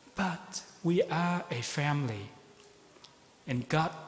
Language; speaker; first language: English; non-native, fluent; Vietnamese